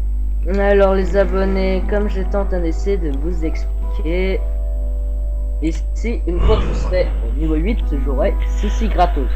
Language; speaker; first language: French; native; French